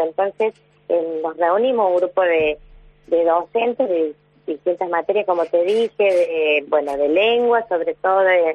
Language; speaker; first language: Spanish; native; Spanish